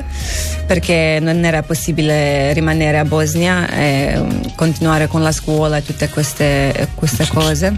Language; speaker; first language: Italian; non-native, learner; Croatian